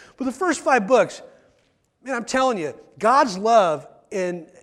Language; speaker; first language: English; native; English